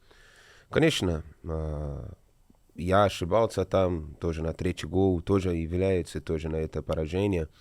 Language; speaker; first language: Russian; non-native, learner; Portuguese